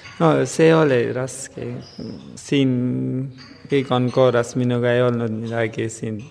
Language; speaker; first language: Estonian; non-native, learner; Persian